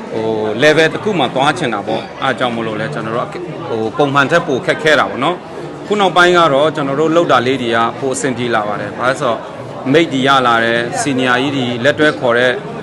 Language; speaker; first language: Burmese; non-native, local second language; Hakha Chin